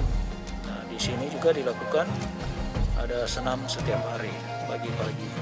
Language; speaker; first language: Indonesian; native; Indonesian